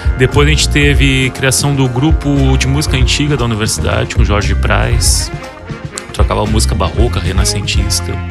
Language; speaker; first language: Portuguese; native; Portuguese